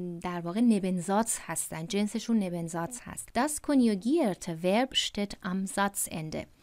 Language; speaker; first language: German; non-native, fluent; Persian